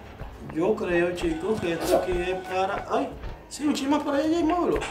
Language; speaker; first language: Spanish; native; Spanish